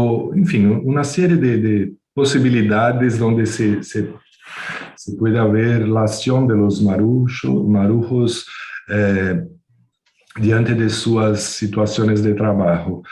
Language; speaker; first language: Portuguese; non-native, fluent; Spanish